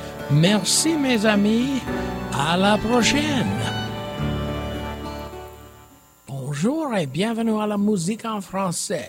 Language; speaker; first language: French; non-native, learner; English